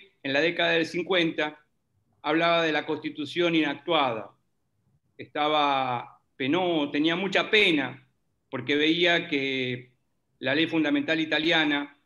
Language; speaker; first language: Spanish; native; Spanish